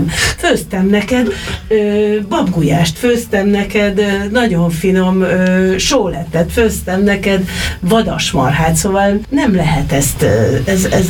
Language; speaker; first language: Hungarian; native; Hungarian